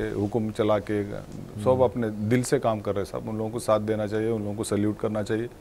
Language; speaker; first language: Hindi; non-native, local second language; Telugu